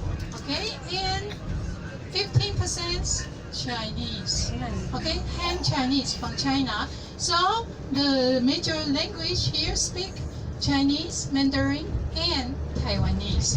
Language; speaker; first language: English; non-native, learner; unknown